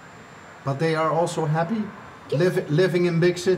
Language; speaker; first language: English; non-native, fluent; Dutch